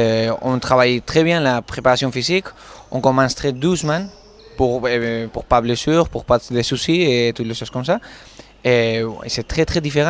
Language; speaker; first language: French; non-native, learner; Spanish